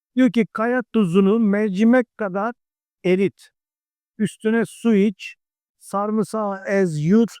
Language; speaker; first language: Turkish; native; Turkish